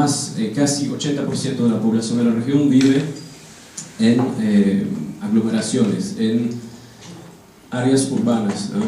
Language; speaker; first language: Spanish; non-native, fluent; French